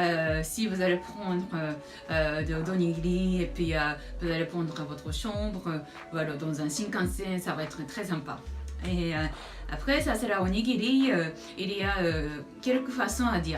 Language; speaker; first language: French; non-native, fluent; Japanese